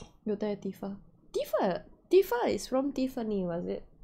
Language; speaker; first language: English; non-native, fluent; Indonesian